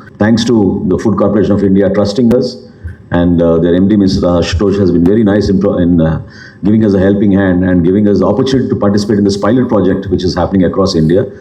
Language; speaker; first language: English; non-native, local second language; Telugu